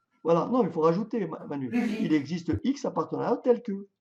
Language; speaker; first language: French; native; French